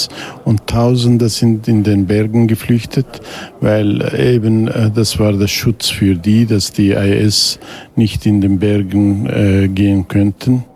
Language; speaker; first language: German; non-native, fluent; Kurdish